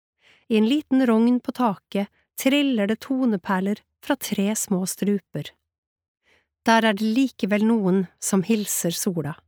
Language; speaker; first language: Norwegian; native; Norwegian